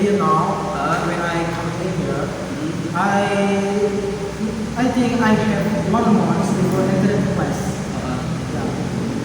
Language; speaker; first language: English; non-native, learner; Indonesian